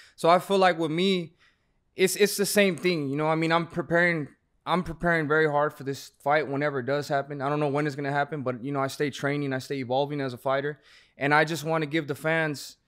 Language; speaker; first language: English; native; English